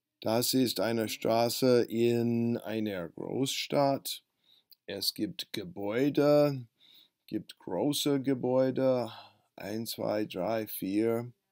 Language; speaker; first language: German; non-native, fluent; English